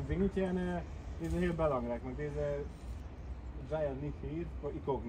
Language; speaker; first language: Dutch; non-native, learner; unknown